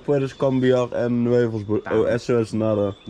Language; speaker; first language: Spanish; non-native, learner; Dutch